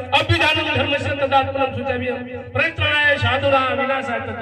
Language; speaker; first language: Gujarati; native; Gujarati